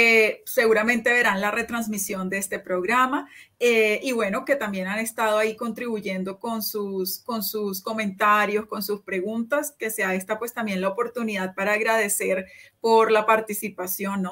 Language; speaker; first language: Spanish; native; Spanish